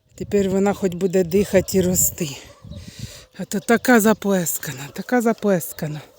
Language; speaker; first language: Ukrainian; non-native, local second language; Russian